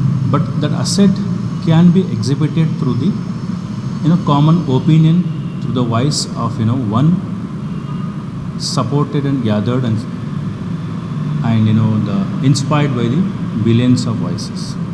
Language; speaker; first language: English; non-native, local second language; Telugu